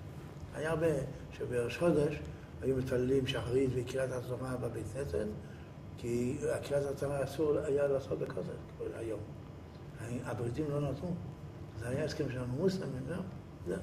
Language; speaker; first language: Hebrew; early bilingual, other home language; Yiddish